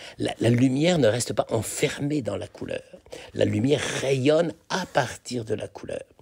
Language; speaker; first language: French; native; French